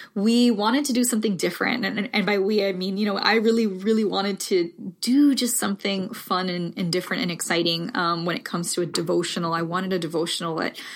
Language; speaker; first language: English; early bilingual, other home language; Spanish